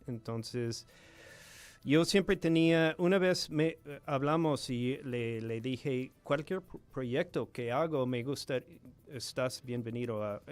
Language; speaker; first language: Spanish; non-native, fluent; English